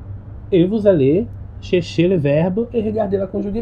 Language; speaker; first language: French; non-native, learner; Portuguese